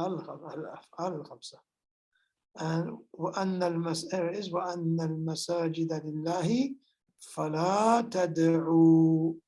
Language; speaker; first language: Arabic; non-native, fluent; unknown